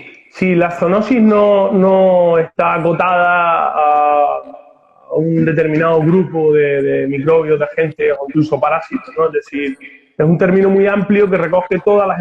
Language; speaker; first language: Spanish; native; Spanish